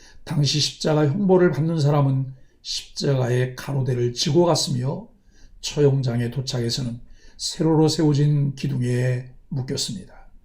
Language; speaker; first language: Korean; native; Korean